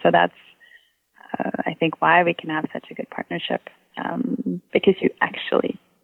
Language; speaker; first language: English; non-native, fluent; Swedish